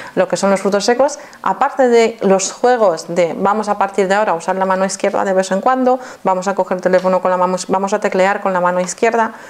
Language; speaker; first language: Spanish; non-native, fluent; Polish